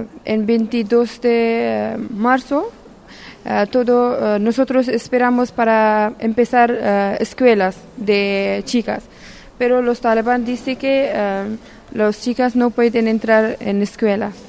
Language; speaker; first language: Spanish; non-native, learner; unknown